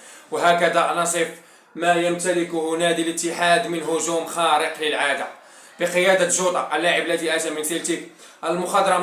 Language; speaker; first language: Arabic; native; Arabic